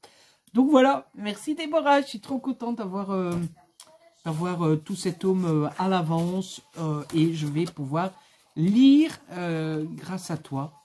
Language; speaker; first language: French; native; French